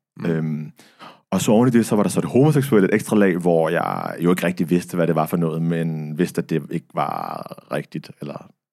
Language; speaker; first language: Danish; early bilingual, other home language; Arabic